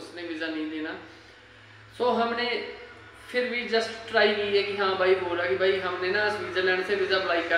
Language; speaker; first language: Hindi; non-native, local second language; Punjabi